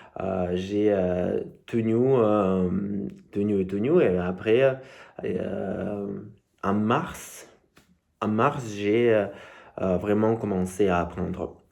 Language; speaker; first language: French; non-native, learner; Russian